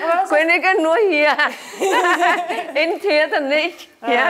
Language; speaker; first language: German; non-native, learner; Vietnamese